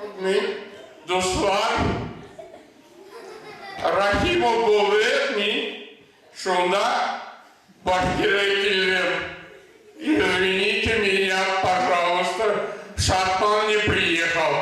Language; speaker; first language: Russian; non-native, local second language; Bashkir